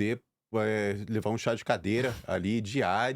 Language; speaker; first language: Portuguese; native; Portuguese